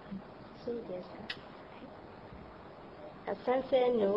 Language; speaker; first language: Japanese; non-native, learner; Burmese